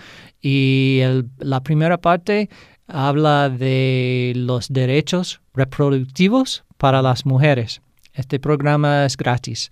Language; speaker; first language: Spanish; non-native, fluent; English